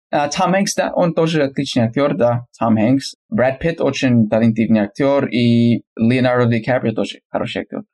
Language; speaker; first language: Russian; non-native, fluent; English